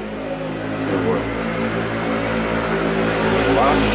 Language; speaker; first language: French; non-native, learner; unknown